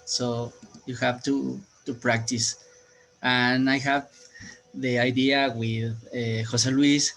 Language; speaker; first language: English; non-native, learner; Spanish